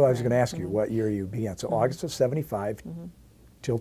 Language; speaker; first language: English; native; English